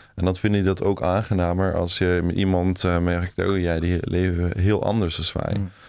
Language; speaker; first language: Dutch; non-native, fluent; Swiss German